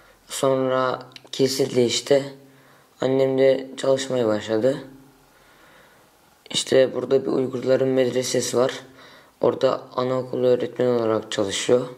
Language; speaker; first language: Turkish; early bilingual, other home language; Uyghur